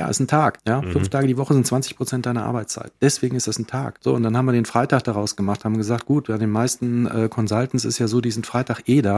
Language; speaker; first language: German; native; German